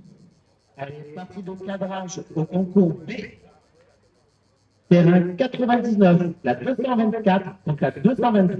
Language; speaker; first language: French; native; French